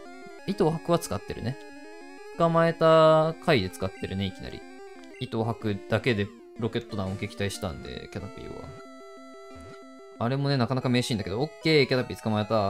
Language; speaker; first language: Japanese; native; Japanese